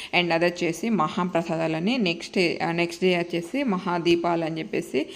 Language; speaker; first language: Telugu; native; Telugu